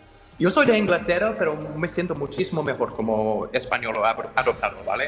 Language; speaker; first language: Spanish; non-native, fluent; English